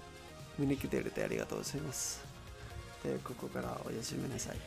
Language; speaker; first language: Japanese; non-native, learner; Spanish